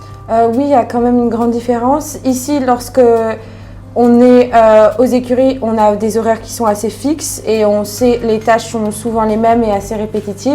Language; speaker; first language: French; native; French